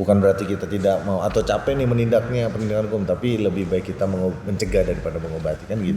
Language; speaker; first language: Indonesian; native; Indonesian